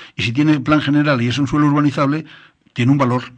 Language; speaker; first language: Spanish; non-native, local second language; Galician